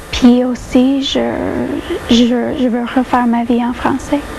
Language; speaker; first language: French; non-native, local second language; English